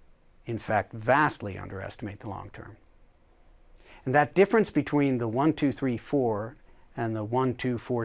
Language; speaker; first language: English; native; English